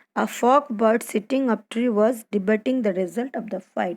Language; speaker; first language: English; non-native, local second language; Gujarati